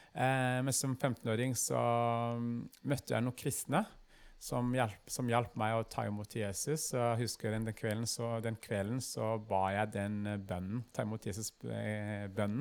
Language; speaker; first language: Norwegian; non-native, fluent; Kinyarwanda